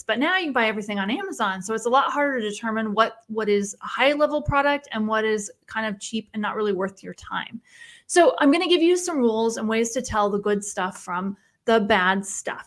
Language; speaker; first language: English; native; English